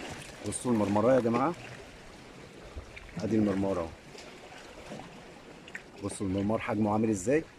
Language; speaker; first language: Arabic; native; Arabic